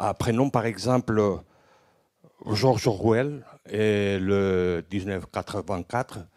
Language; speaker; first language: French; non-native, fluent; Greek